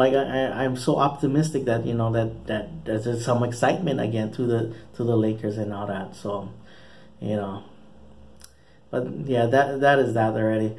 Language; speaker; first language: English; native; English